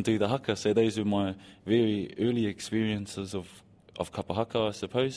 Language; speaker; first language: English; native; English